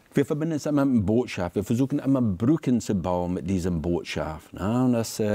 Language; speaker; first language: German; non-native, fluent; English